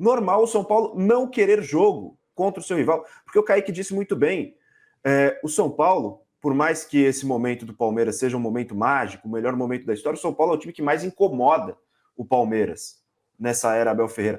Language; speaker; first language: Portuguese; native; Portuguese